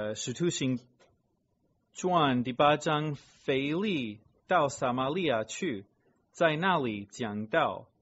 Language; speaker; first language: Chinese; non-native, fluent; English